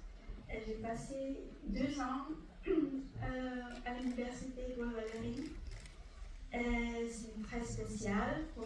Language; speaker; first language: French; non-native, fluent; Hungarian